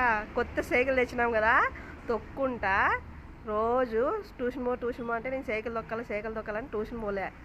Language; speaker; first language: Telugu; native; Telugu